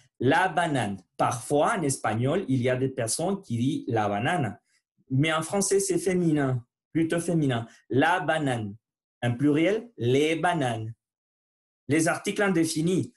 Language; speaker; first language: French; non-native, learner; Spanish